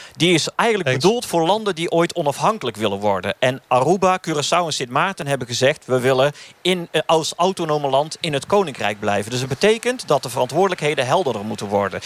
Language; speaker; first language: Dutch; native; Dutch